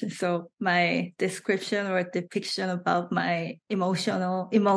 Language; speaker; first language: English; non-native, fluent; Korean